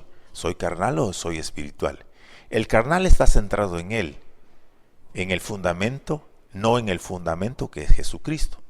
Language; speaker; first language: Spanish; native; Spanish